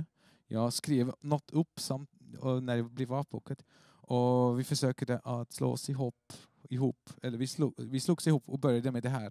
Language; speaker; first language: Swedish; non-native, fluent; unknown